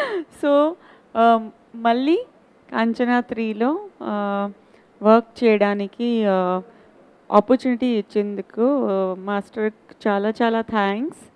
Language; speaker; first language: Telugu; non-native, learner; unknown